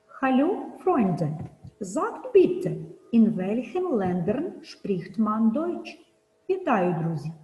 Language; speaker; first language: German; non-native, fluent; Ukrainian